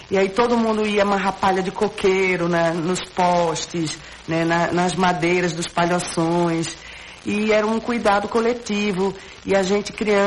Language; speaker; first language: Portuguese; native; Portuguese